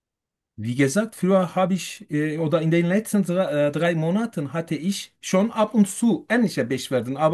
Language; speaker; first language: German; non-native, fluent; Turkish